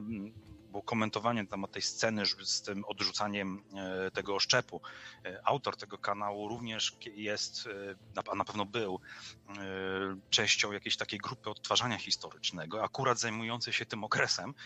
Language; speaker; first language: Polish; native; Polish